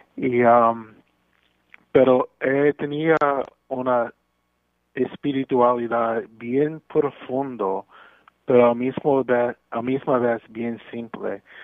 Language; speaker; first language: Spanish; non-native, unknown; English